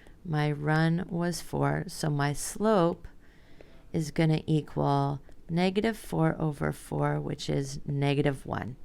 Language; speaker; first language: English; native; English